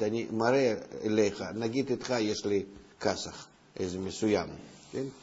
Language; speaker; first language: Hebrew; non-native, fluent; Russian